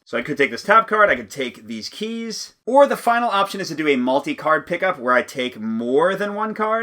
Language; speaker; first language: English; native; English